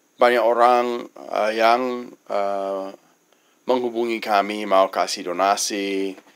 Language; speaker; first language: Indonesian; non-native, fluent; English